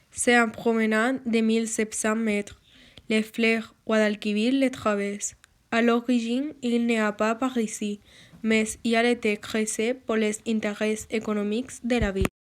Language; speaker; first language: French; non-native, learner; Spanish